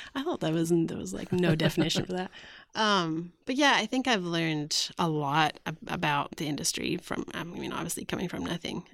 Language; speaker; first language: English; native; English